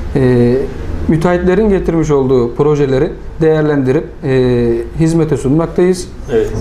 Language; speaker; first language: Turkish; native; Turkish